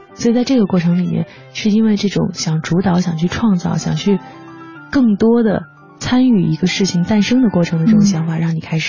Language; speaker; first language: Chinese; native; Chinese